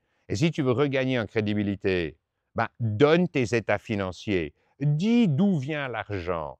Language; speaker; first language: French; native; French